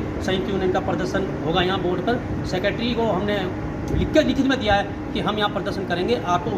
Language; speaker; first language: Hindi; native; Hindi